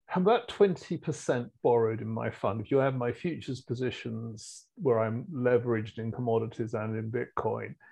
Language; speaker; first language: English; native; English